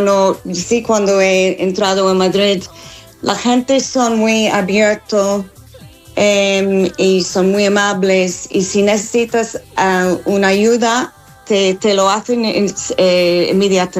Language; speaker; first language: Spanish; non-native, learner; English